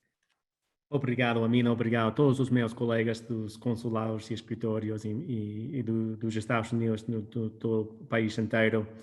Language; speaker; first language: Portuguese; non-native, fluent; English